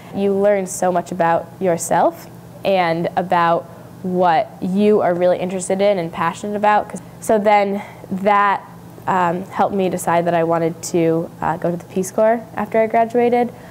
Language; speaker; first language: English; native; English